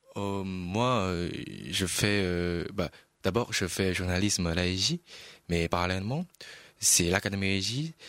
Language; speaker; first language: French; non-native, learner; Chinese